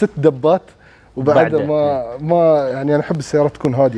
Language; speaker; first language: Arabic; native; Arabic